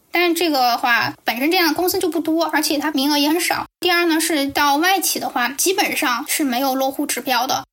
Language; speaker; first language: Chinese; native; Chinese